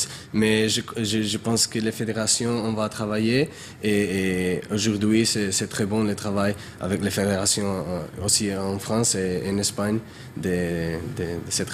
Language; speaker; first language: French; non-native, learner; Portuguese